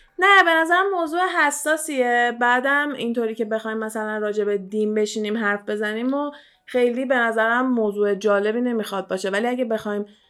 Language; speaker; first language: Persian; early bilingual, heritage; Persian